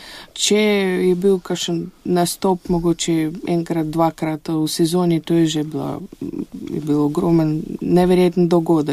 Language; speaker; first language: Slovenian; non-native, fluent; Russian